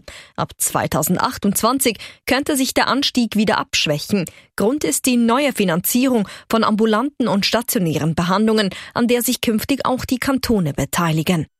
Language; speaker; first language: German; native; German